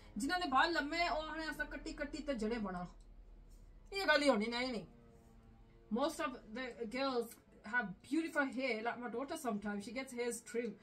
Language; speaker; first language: Punjabi; early bilingual, heritage; Punjabi